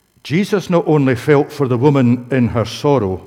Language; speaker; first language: English; native; English